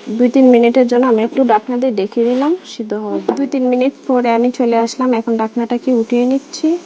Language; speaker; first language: Bangla; native; Bangla